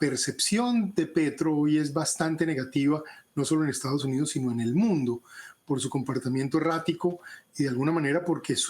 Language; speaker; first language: Spanish; native; Spanish